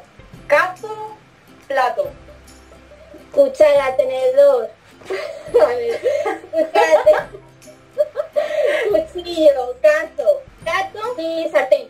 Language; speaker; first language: Spanish; native; Spanish